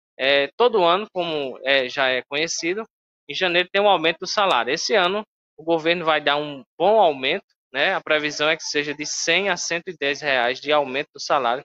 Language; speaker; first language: Portuguese; native; Portuguese